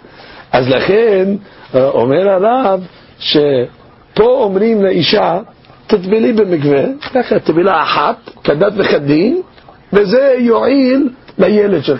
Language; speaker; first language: Hebrew; non-native, fluent; English